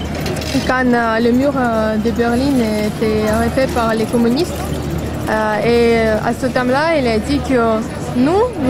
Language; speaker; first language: French; non-native, fluent; Russian